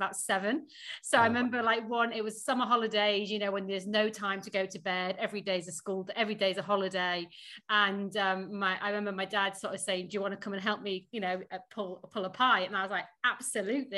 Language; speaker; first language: English; native; English